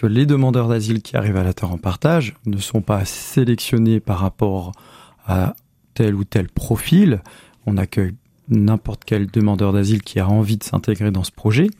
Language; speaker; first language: French; native; French